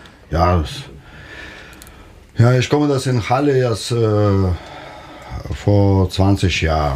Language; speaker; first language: German; non-native, learner; Russian